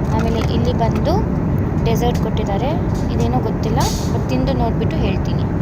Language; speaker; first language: Kannada; native; Kannada